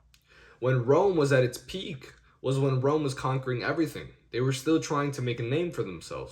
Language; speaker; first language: English; native; English